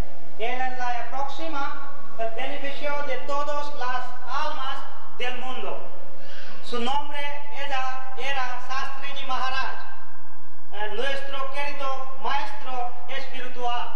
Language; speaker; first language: Spanish; non-native, learner; Gujarati